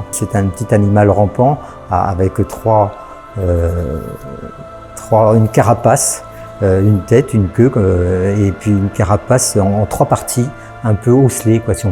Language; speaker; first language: French; native; French